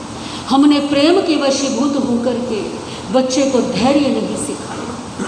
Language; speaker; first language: Hindi; native; Hindi